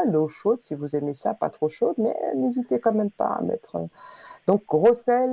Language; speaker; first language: French; native; French